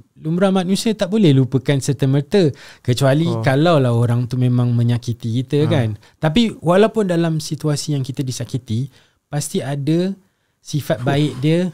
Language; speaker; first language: Malay; native; Malay